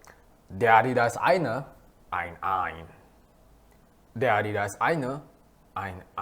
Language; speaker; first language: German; non-native, fluent; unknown